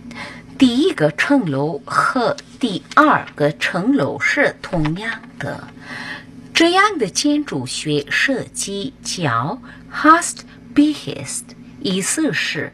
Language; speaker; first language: Chinese; non-native, learner; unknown